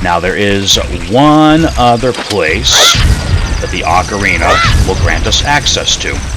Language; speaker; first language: English; native; English